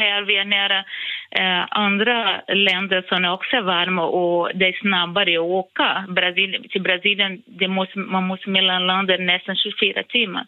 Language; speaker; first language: Swedish; non-native, fluent; Portuguese